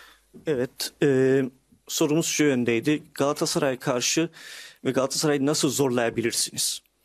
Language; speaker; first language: Turkish; early bilingual, heritage; Turkish